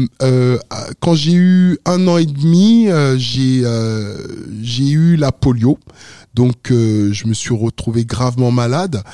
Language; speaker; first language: French; early bilingual, other home language; Wolof